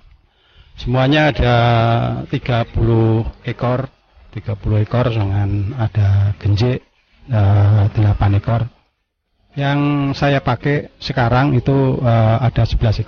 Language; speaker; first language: Indonesian; non-native, local second language; Javanese